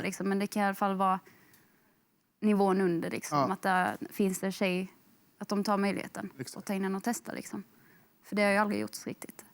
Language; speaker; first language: Swedish; native; Swedish